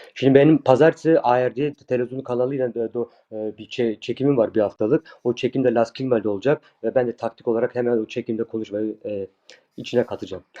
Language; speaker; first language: Turkish; early bilingual, heritage; Turkish